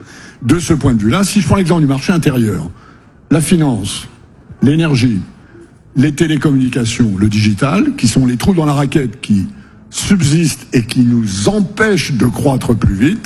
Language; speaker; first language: French; native; French